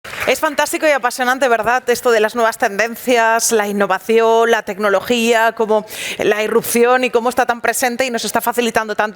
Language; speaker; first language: Spanish; native; Spanish